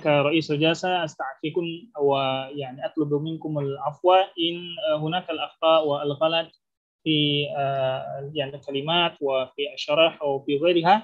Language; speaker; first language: Arabic; non-native, fluent; Indonesian